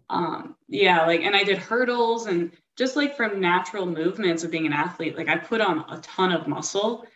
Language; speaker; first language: English; native; English